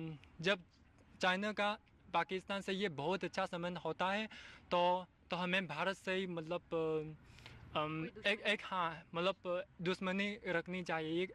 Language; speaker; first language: Hindi; non-native, fluent; Chinese